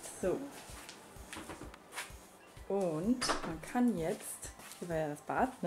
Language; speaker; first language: German; native; German